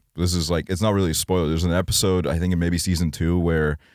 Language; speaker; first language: English; early bilingual, other home language; Estonian